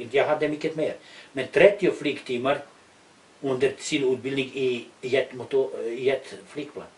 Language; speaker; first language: Swedish; non-native, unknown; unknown